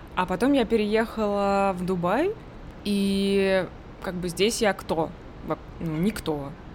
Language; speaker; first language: Russian; native; Russian